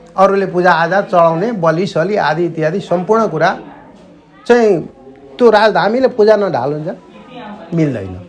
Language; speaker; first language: Nepali; non-native, local second language; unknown